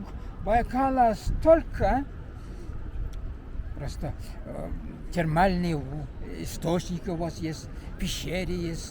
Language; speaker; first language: Russian; non-native, fluent; Mongolian